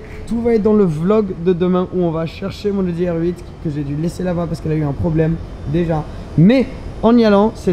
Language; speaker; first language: French; native; French